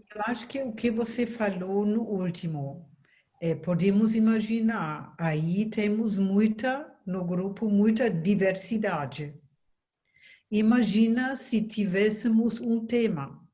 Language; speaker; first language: Portuguese; non-native, fluent; German